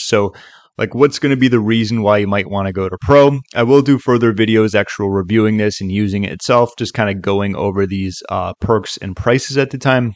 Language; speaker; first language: English; native; English